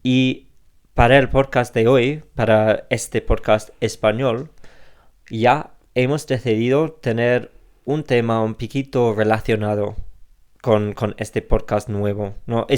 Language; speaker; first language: Spanish; non-native, fluent; English